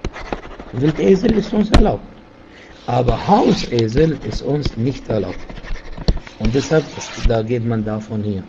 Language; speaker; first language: German; non-native, fluent; Arabic